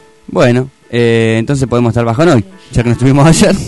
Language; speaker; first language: Spanish; native; Spanish